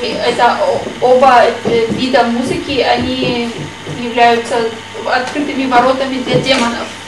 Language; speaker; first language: Russian; native; Russian